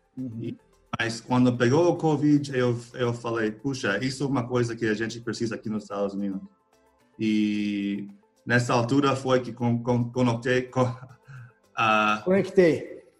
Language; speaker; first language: Portuguese; non-native, fluent; English